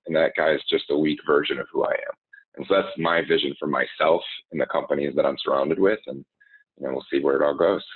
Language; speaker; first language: English; native; English